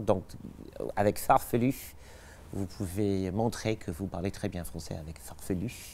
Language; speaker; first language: French; non-native, fluent; English